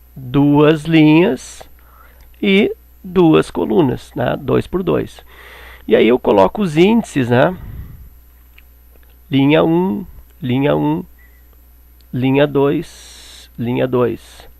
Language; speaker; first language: Portuguese; native; Portuguese